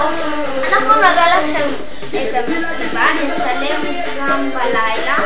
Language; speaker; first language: Hebrew; native; Hebrew